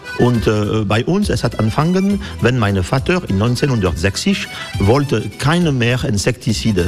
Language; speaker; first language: German; non-native, fluent; French